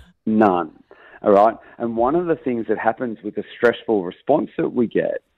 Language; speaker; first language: English; native; English